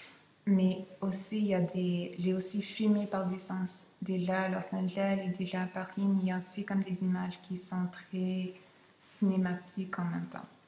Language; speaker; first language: French; non-native, local second language; English